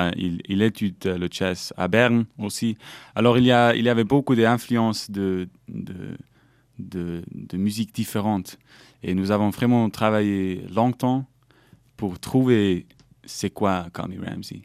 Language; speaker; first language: French; non-native, local second language; German